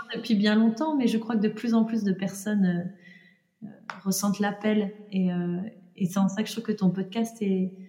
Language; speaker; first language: French; native; French